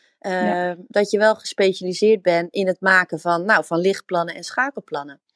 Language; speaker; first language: Dutch; native; Dutch